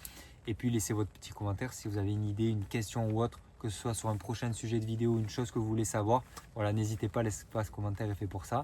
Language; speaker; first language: French; native; French